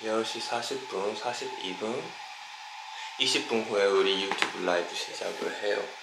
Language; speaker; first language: Korean; non-native, fluent; Japanese